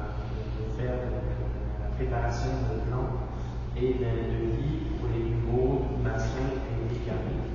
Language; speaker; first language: French; native; French